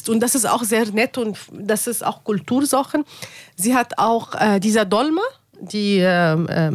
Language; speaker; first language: German; non-native, learner; Arabic